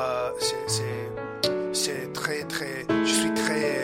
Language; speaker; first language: French; non-native, learner; English